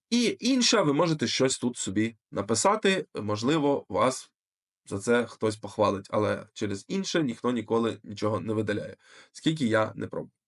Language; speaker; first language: Ukrainian; non-native, local second language; Russian